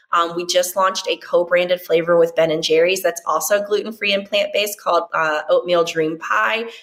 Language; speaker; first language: English; native; English